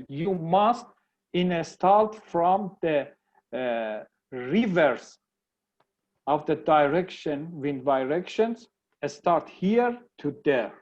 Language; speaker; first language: English; non-native, learner; Persian